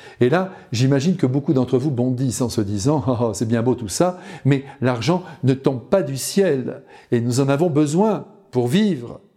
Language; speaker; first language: French; native; French